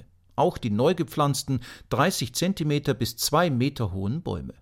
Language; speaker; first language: German; native; German